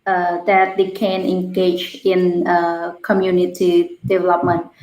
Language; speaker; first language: English; non-native, learner; Khmer